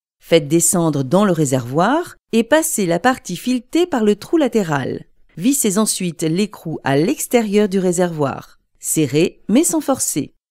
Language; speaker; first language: French; native; French